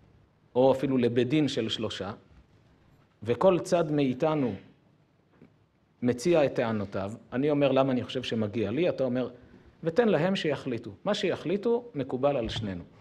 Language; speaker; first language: Hebrew; native; Hebrew